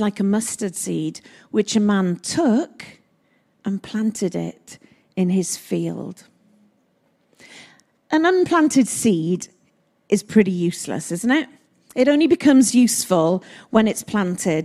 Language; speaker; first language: English; native; English